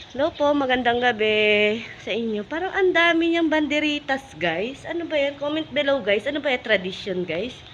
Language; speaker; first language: Filipino; native; Filipino